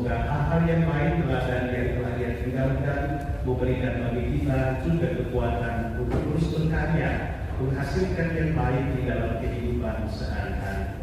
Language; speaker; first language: Indonesian; native; Indonesian